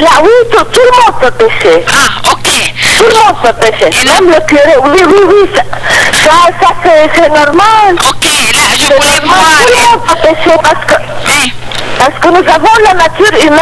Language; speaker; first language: French; non-native, local second language; Arabic